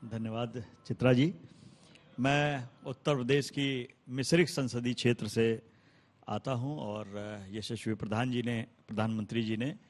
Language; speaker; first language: Hindi; native; Hindi